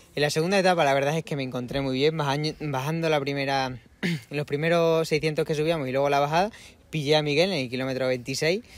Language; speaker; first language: Spanish; native; Spanish